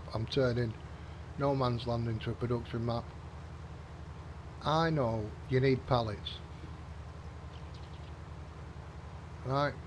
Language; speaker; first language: English; native; English